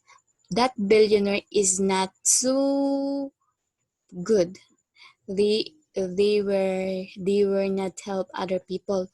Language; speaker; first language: English; non-native, fluent; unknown